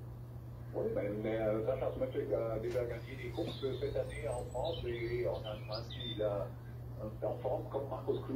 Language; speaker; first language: French; non-native, fluent; German